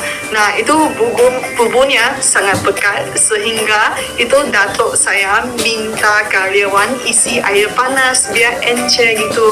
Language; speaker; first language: Indonesian; non-native, fluent; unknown